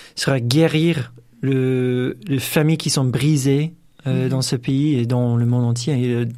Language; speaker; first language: French; non-native, fluent; English